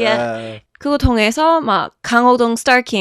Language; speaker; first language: Korean; non-native, fluent; English